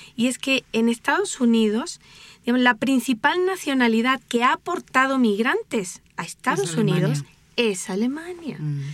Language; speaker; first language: Spanish; native; Spanish